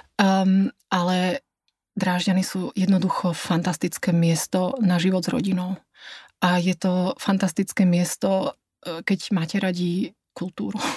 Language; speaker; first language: Slovak; native; Slovak